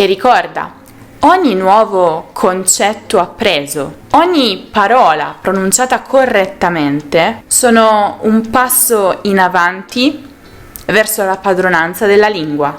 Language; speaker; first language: Italian; native; Italian